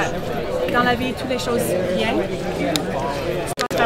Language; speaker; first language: French; non-native, learner; English